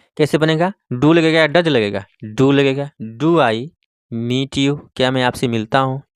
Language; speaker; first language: Hindi; native; Hindi